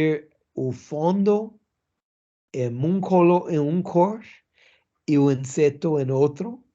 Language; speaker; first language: Portuguese; non-native, learner; English